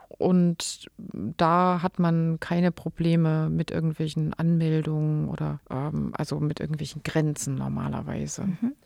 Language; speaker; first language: German; native; German